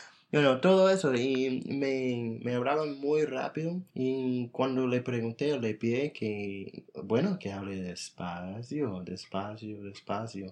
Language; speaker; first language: Spanish; non-native, fluent; English